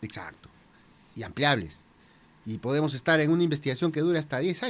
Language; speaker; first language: Spanish; native; Spanish